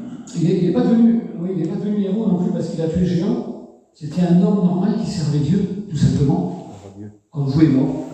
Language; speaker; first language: French; native; French